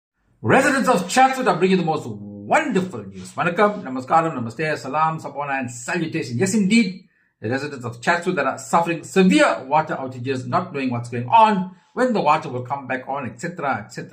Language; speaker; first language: English; native; English